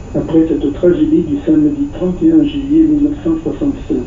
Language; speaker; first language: French; native; French